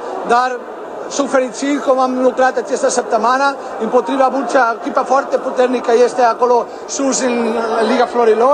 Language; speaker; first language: Romanian; non-native, learner; Spanish